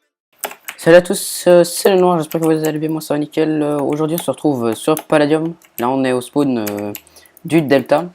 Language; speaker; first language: French; native; French